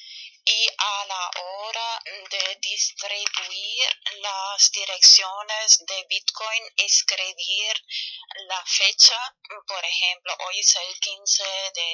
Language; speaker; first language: Spanish; non-native, fluent; German